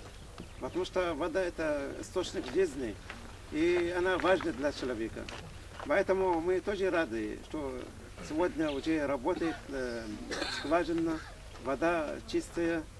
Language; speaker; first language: Russian; non-native, fluent; Arabic